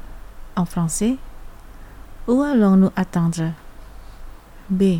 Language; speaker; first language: French; non-native, fluent; Indonesian